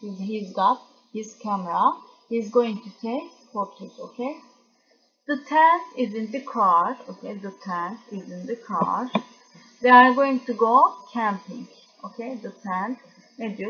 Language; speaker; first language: English; non-native, fluent; Turkish